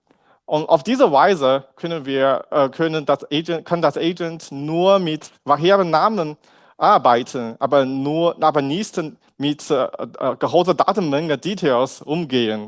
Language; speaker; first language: German; non-native, learner; Chinese